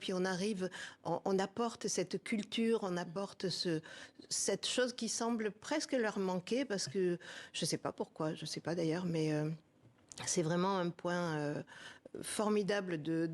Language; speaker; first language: French; native; French